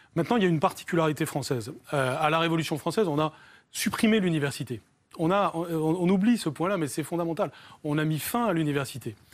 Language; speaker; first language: French; native; French